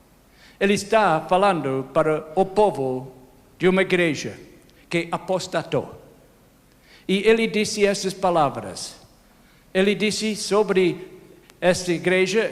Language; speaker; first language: Portuguese; non-native, fluent; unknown